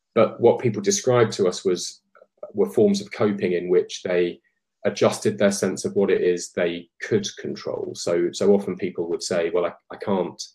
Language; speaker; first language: English; native; English